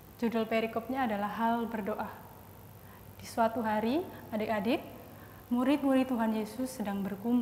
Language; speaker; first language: Indonesian; native; Indonesian